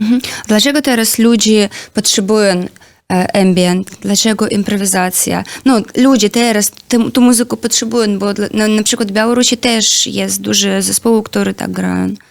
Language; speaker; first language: Polish; non-native, learner; Belarusian